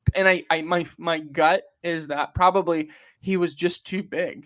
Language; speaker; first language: English; native; English